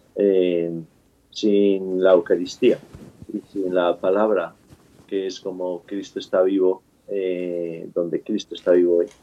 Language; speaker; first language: Spanish; native; Spanish